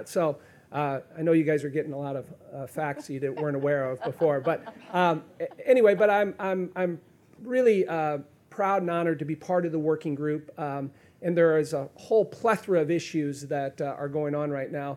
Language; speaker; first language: English; native; English